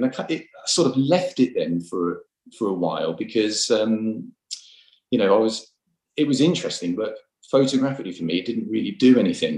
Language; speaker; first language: English; native; English